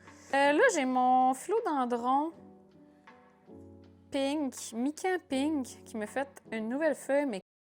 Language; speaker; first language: French; native; French